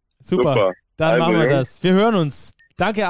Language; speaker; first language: German; native; German